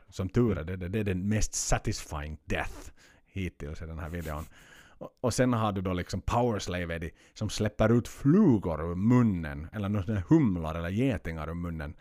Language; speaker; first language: Swedish; native; Swedish